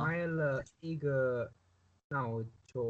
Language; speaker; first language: Chinese; non-native, learner; Indonesian